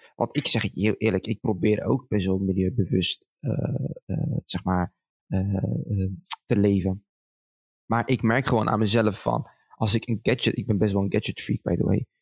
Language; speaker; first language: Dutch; early bilingual, other home language; Arabic